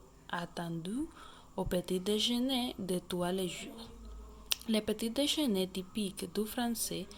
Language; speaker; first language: French; non-native, learner; Spanish